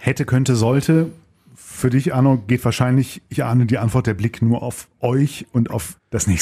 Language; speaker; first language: German; native; German